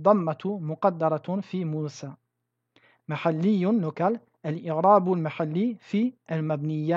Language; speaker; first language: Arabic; non-native, fluent; French